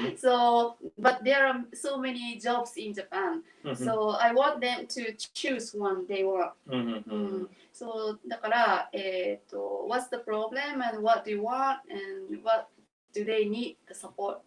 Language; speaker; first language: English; non-native, learner; Japanese